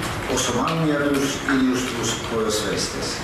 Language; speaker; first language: Greek; non-native, fluent; Serbian